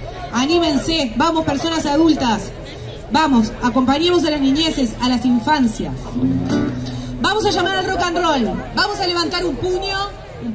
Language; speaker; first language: Spanish; native; Spanish